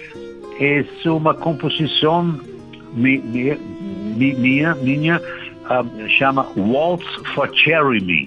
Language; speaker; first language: Portuguese; non-native, learner; German